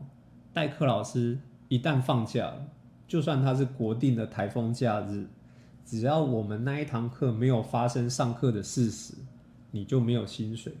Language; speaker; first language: Chinese; native; Chinese